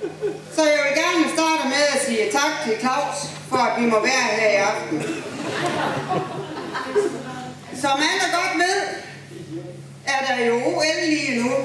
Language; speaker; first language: Danish; native; Danish